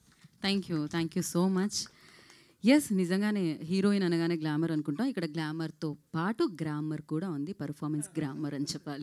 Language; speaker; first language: Telugu; native; Telugu